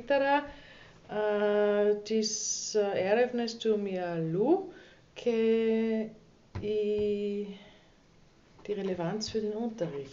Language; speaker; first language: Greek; non-native, learner; German